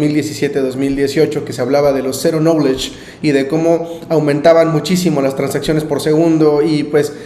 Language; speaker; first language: Spanish; native; Spanish